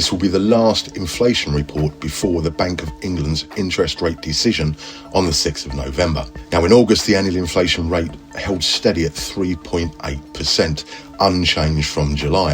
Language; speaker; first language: English; native; English